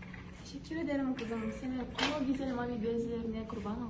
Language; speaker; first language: Turkish; non-native, learner; Kazakh